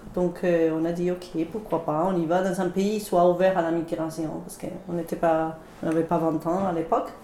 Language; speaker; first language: French; non-native, fluent; Spanish